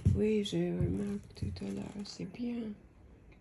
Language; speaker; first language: French; non-native, fluent; English